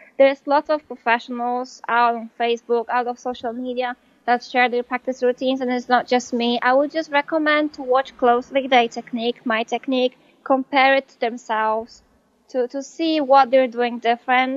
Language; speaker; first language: English; non-native, fluent; Polish